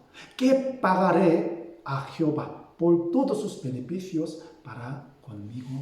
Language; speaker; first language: Spanish; non-native, fluent; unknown